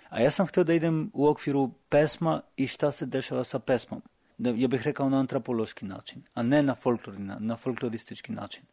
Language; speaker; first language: Serbian; non-native, fluent; Albanian